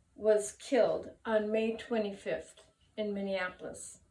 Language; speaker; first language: English; native; English